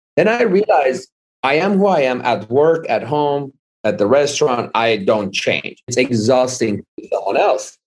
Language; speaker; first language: English; non-native, fluent; Armenian